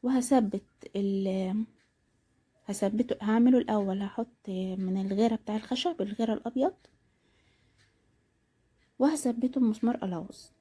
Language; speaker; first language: Arabic; native; Arabic